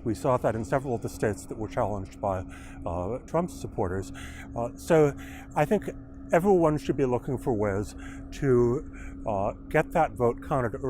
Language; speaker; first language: English; native; English